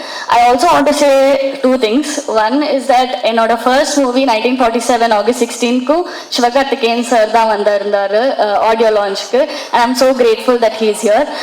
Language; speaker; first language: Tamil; non-native, fluent; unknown